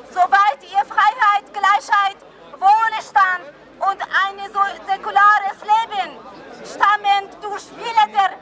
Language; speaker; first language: German; non-native, learner; Persian